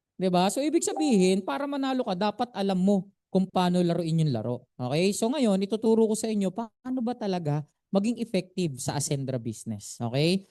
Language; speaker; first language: Filipino; native; Filipino